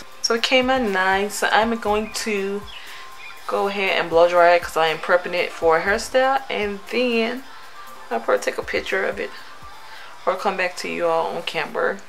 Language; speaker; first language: English; native; English